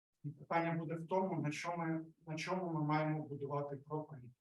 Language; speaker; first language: Ukrainian; native; Ukrainian